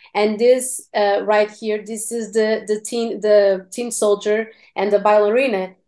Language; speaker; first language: English; non-native, fluent; Portuguese